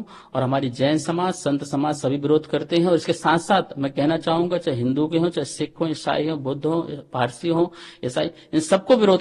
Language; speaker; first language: Hindi; native; Hindi